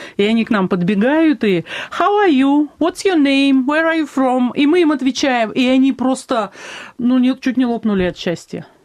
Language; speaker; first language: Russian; native; Russian